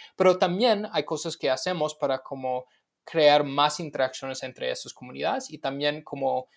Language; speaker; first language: Spanish; non-native, fluent; English